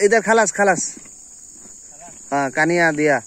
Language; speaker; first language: Hindi; non-native, learner; Bangla